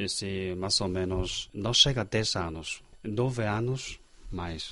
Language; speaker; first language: Portuguese; non-native, learner; Chinese